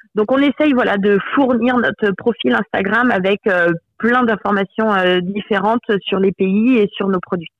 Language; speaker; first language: French; native; French